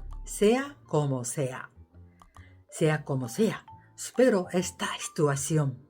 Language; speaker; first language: Spanish; non-native, fluent; Japanese